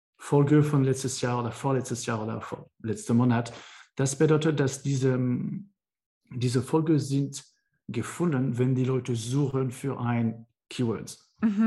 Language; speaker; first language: German; non-native, learner; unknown